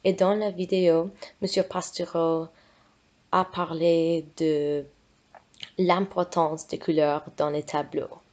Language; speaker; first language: French; non-native, fluent; English